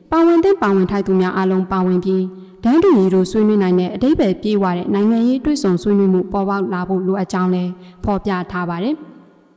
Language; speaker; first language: Burmese; native; Burmese